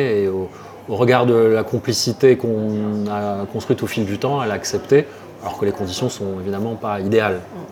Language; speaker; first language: French; native; French